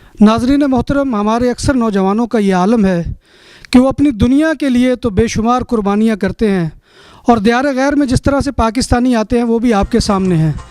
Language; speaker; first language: Urdu; native; Urdu